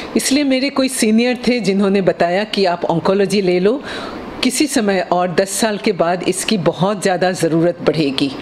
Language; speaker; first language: Hindi; non-native, local second language; Bangla